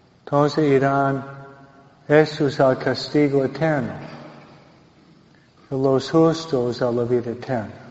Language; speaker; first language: Spanish; non-native, fluent; English